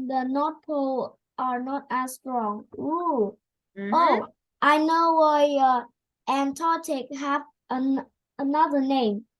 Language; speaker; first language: English; non-native, learner; Vietnamese